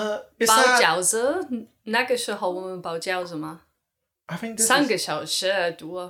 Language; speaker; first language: Chinese; non-native, learner; English